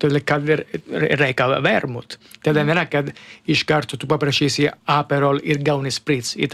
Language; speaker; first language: Lithuanian; non-native, learner; Italian